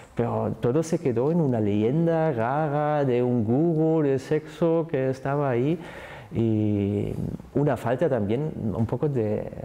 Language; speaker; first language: Spanish; non-native, fluent; German